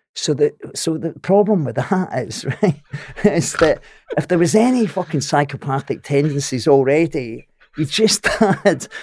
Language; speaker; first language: English; native; English